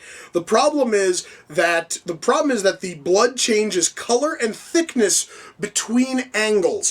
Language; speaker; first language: English; native; English